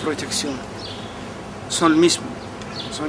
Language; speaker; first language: Spanish; non-native, fluent; Arabic